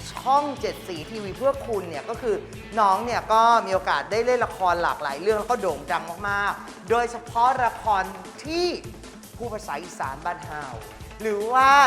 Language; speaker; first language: Thai; native; Thai